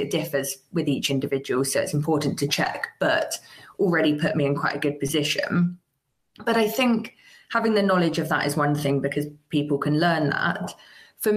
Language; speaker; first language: English; native; English